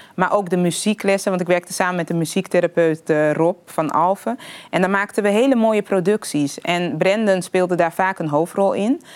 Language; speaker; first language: Dutch; early bilingual, other home language; Papiamento